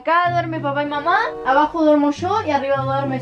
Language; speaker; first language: Spanish; native; Spanish